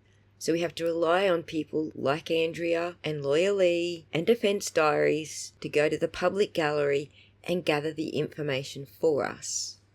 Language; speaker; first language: English; native; English